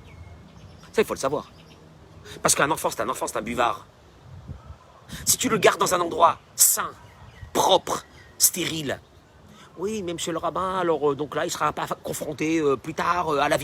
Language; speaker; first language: French; native; French